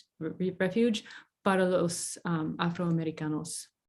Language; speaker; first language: Spanish; non-native, fluent; English